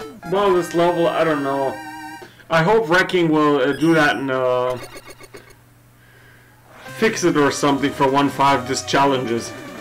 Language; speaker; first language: English; non-native, fluent; German